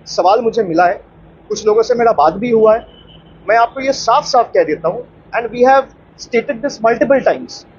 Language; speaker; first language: Hindi; non-native, local second language; Bangla